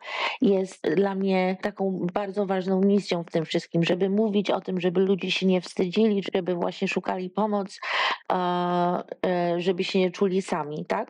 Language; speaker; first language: Polish; early bilingual, heritage; Polish